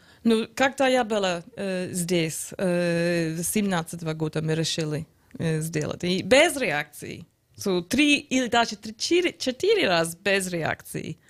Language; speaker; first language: Russian; non-native, learner; English